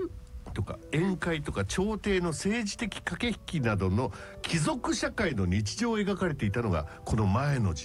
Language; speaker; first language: Japanese; native; Japanese